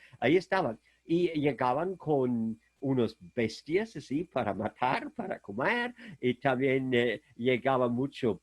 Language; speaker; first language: Spanish; non-native, fluent; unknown